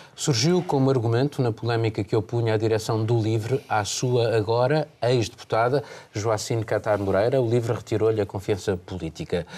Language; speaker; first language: Portuguese; native; Portuguese